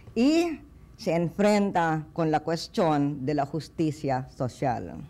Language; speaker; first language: Spanish; non-native, fluent; Filipino